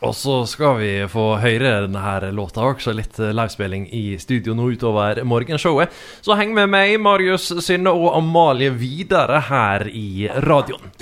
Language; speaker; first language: Norwegian; native; Norwegian